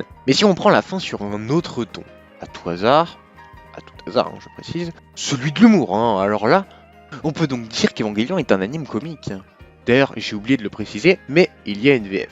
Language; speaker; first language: French; native; French